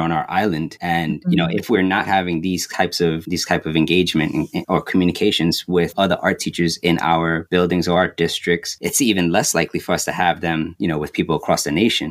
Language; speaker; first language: English; native; English